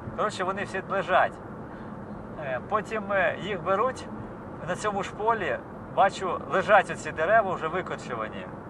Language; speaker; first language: Ukrainian; non-native, local second language; Russian